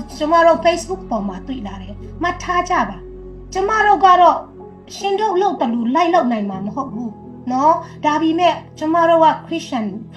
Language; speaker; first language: Burmese; non-native, local second language; Tedim Chin